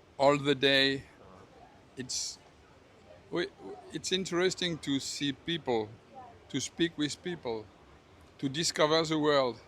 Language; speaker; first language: English; non-native, learner; French